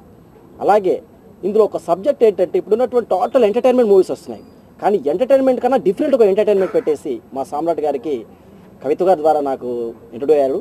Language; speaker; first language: Telugu; native; Telugu